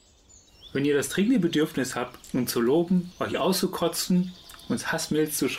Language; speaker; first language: German; native; German